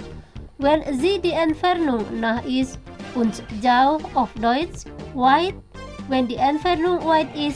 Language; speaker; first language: German; non-native, fluent; Indonesian